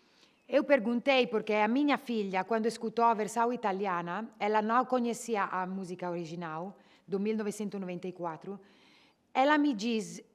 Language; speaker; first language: Portuguese; non-native, learner; Italian